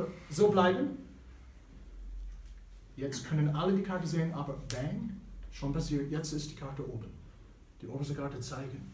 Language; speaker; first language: German; non-native, fluent; English